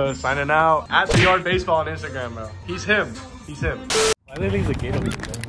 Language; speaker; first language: English; native; English